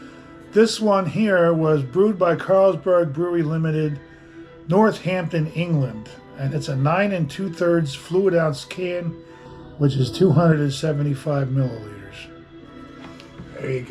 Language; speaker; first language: English; native; English